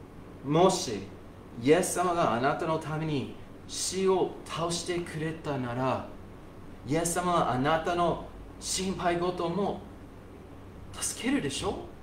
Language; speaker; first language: Japanese; non-native, fluent; English